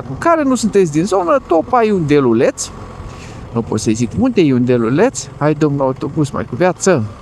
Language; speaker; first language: Romanian; native; Romanian